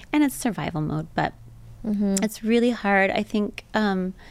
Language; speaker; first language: English; native; English